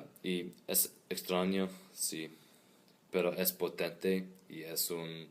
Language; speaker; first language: Spanish; non-native, learner; English